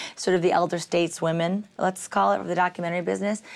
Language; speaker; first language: English; native; English